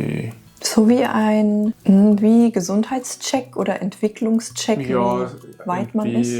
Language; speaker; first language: German; native; German